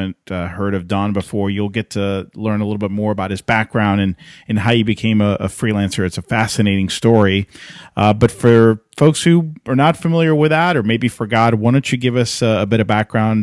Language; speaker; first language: English; native; English